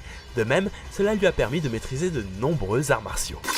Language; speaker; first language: French; native; French